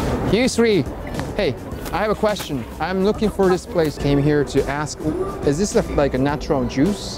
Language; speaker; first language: English; non-native, fluent; Japanese